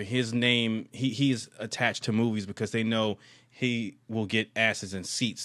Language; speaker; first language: English; native; English